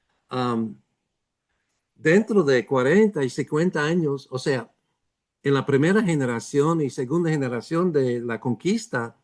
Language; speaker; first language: Spanish; non-native, fluent; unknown